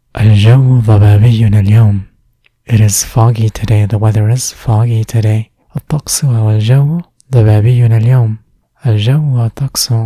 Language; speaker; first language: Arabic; non-native, fluent; English